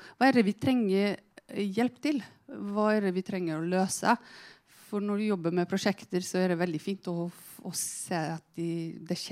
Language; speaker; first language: Norwegian; non-native, fluent; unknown